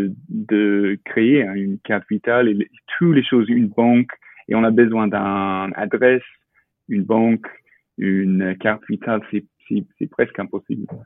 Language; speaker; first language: French; non-native, fluent; English